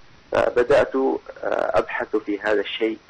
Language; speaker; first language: Arabic; native; Arabic